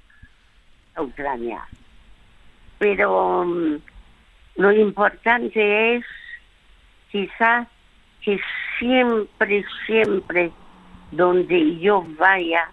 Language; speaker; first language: Spanish; early bilingual, other home language; French